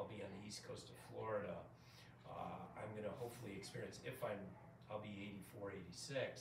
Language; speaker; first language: English; native; English